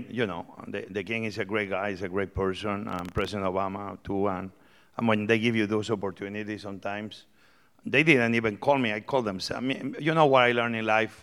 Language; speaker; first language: English; non-native, fluent; Spanish